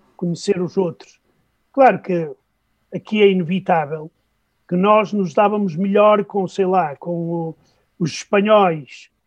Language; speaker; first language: Portuguese; native; Portuguese